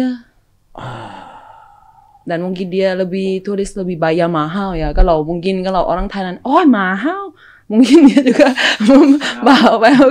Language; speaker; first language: Indonesian; non-native, fluent; Thai